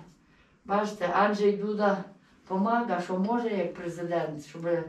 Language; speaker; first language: Polish; non-native, learner; Ukrainian